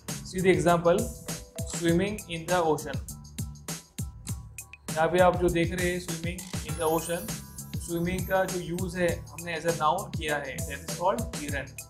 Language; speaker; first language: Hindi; native; Hindi